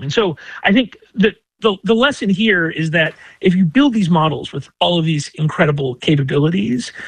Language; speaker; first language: English; native; English